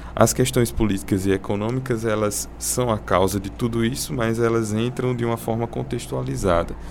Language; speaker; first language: Portuguese; native; Portuguese